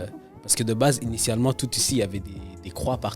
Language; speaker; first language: French; native; French